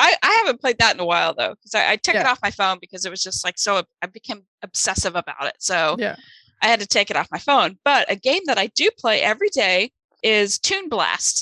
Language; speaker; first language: English; non-native, fluent; German